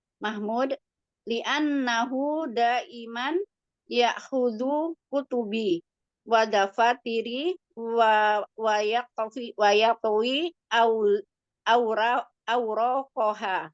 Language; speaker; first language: Arabic; non-native, learner; Indonesian